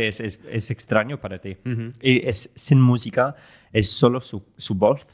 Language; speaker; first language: Spanish; non-native, fluent; English